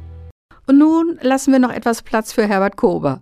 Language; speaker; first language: German; native; German